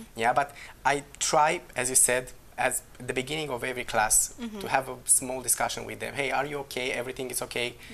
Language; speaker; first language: English; non-native, fluent; Romanian